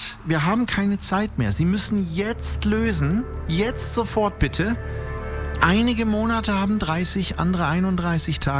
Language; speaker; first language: German; native; German